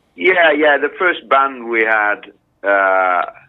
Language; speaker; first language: English; native; English